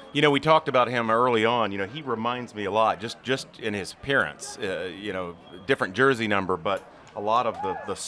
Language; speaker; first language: English; native; English